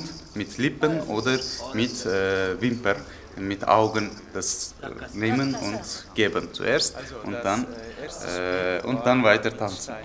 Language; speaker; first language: German; non-native, fluent; Uzbek